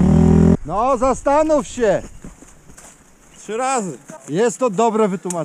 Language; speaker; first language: Polish; native; Polish